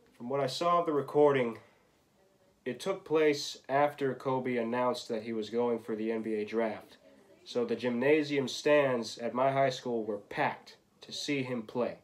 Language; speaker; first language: English; native; English